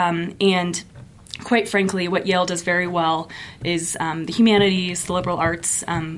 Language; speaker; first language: English; native; English